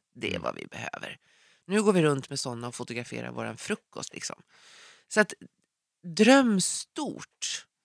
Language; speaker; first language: Swedish; native; Swedish